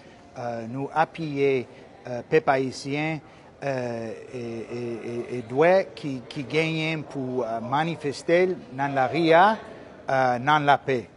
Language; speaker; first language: Haitian Creole; non-native, fluent; English